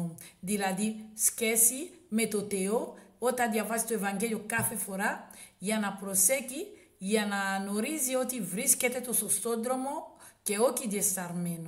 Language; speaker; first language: Greek; non-native, learner; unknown